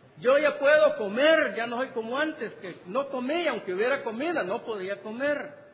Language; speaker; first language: Spanish; native; Spanish